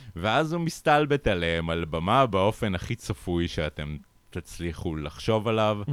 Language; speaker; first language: Hebrew; early bilingual, other home language; Russian